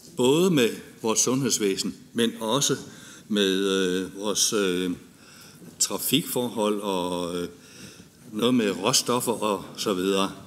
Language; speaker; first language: Danish; native; Danish